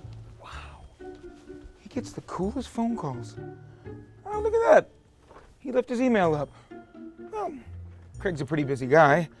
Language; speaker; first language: English; native; English